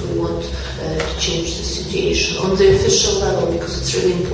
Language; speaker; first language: English; non-native, fluent; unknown